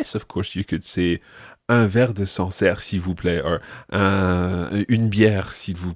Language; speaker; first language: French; non-native, fluent; English